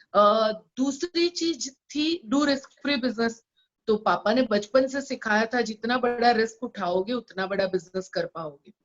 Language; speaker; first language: Hindi; non-native, local second language; Gujarati